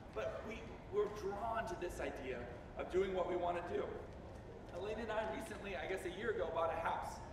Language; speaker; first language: English; native; English